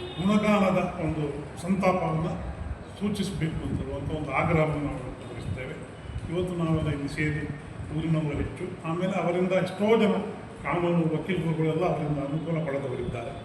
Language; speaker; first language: Kannada; native; Kannada